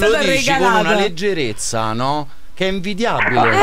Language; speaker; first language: Italian; native; Italian